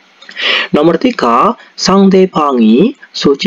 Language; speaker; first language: Korean; non-native, learner; Indonesian